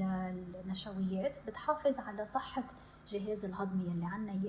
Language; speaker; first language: Arabic; native; Arabic